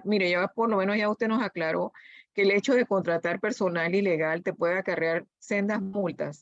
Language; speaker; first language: Spanish; native; Spanish